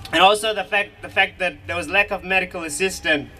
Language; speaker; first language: English; early bilingual, other home language; Hazaragi